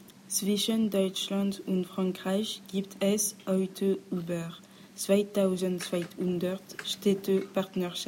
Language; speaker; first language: German; non-native, learner; French